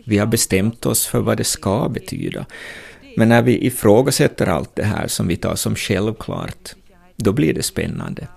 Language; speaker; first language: Swedish; native; Swedish